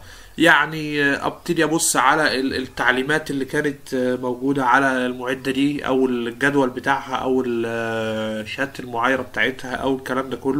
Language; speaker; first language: Arabic; native; Arabic